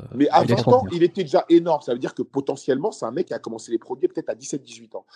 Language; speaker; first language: French; native; French